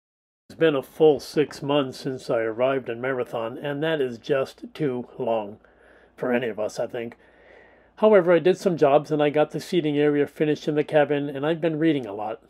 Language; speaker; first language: English; native; English